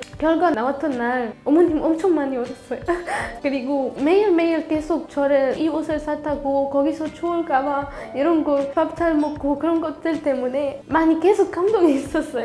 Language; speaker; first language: Korean; non-native, fluent; Arabic